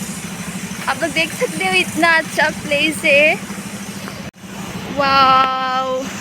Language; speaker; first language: Hindi; non-native, local second language; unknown